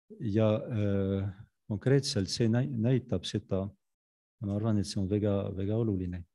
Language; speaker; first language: Estonian; non-native, fluent; French